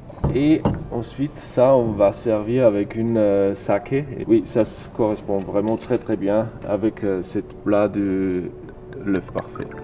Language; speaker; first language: French; non-native, fluent; German